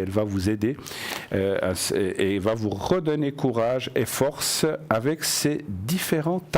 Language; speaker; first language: French; native; French